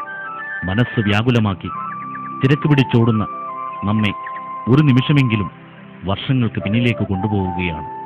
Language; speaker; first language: Malayalam; native; Malayalam